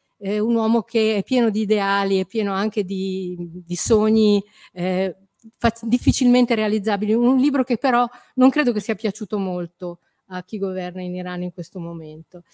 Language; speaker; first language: Italian; native; Italian